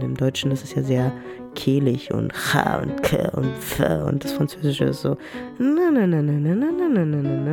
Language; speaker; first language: German; early bilingual, other home language; French